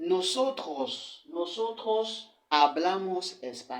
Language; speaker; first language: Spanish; non-native, fluent; French